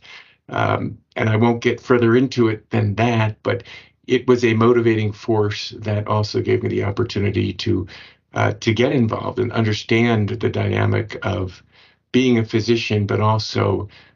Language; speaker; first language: English; native; English